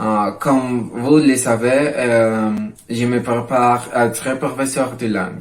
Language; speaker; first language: French; non-native, learner; Spanish